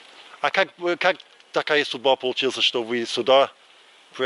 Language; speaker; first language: Russian; non-native, fluent; English